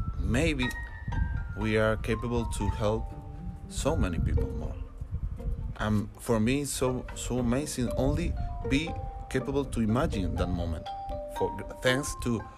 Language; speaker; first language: English; non-native, learner; Spanish